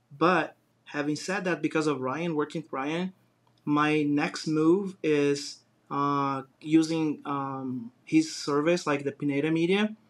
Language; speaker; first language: English; non-native, fluent; Portuguese